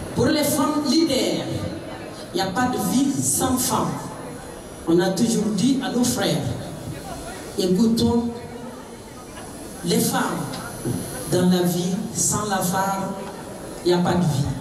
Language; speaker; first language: French; non-native, local second language; Bambara